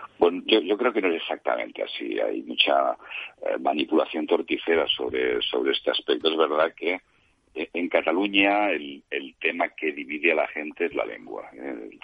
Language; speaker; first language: Spanish; non-native, local second language; Catalan